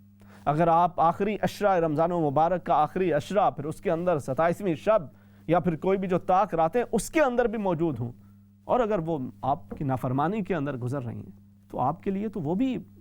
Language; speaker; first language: Urdu; native; Urdu